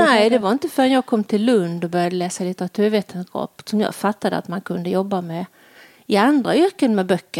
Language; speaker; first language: Swedish; native; Swedish